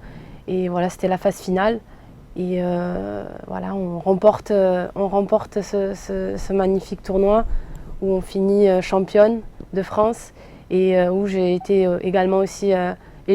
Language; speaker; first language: French; native; French